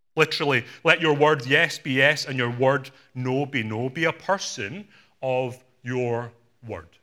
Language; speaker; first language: English; native; English